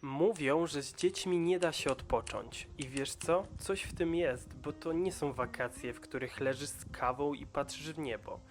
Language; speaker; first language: Polish; native; Polish